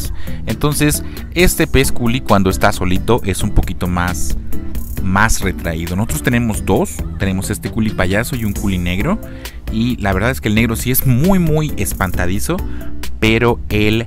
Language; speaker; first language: Spanish; native; Spanish